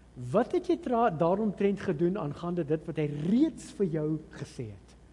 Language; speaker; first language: Afrikaans; native; Afrikaans